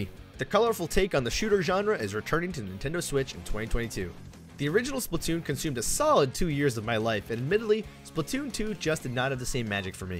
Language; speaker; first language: English; native; English